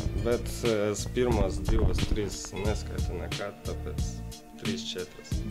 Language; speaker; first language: Latvian; non-native, local second language; Russian